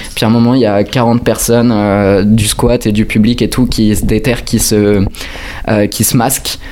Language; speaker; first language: French; native; French